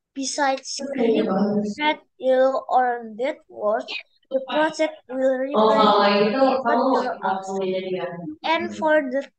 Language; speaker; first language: English; non-native, learner; Indonesian